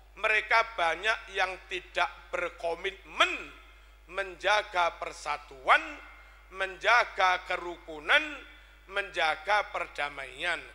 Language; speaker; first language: Indonesian; non-native, local second language; Javanese